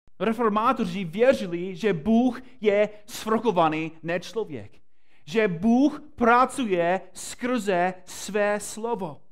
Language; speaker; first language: Czech; non-native, fluent; English